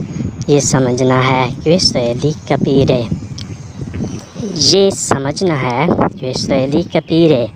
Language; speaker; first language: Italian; non-native, learner; Urdu